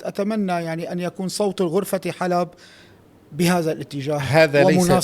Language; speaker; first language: Arabic; native; Arabic